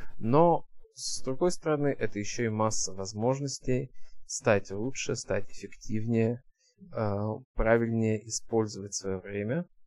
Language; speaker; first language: Russian; early bilingual, heritage; Russian